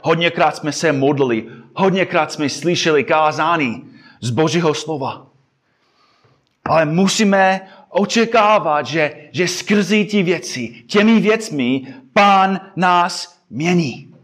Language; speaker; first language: Czech; non-native, fluent; English